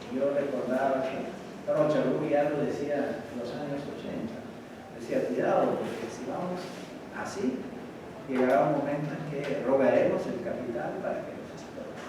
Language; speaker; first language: Spanish; non-native, fluent; Italian